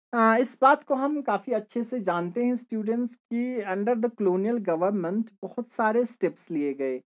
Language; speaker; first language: Hindi; non-native, local second language; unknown